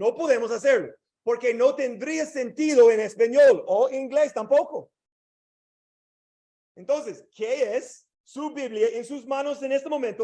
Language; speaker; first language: Spanish; non-native, learner; English